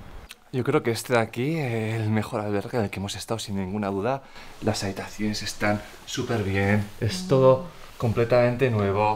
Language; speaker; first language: Spanish; native; Spanish